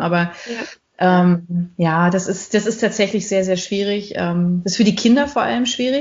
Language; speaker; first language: German; native; German